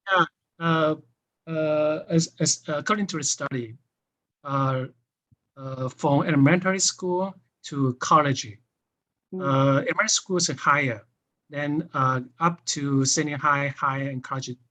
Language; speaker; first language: English; non-native, fluent; Chinese